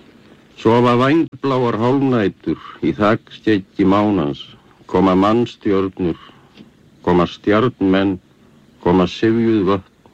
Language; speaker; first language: Icelandic; native; Icelandic